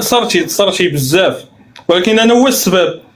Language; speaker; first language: Arabic; native; Arabic